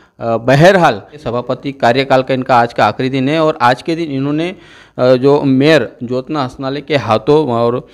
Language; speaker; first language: Hindi; native; Hindi